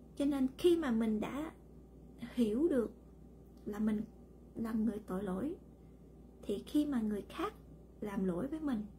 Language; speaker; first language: Vietnamese; early bilingual, heritage; Vietnamese